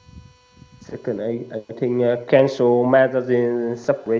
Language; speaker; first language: English; non-native, learner; Vietnamese